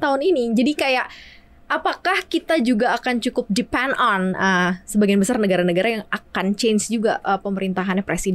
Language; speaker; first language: Indonesian; native; Indonesian